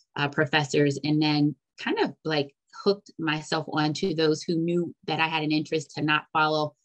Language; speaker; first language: English; native; English